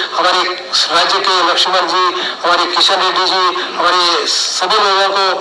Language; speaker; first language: Hindi; non-native, local second language; Marathi